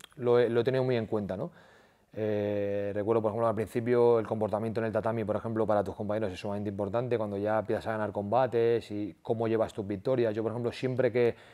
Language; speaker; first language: Spanish; native; Spanish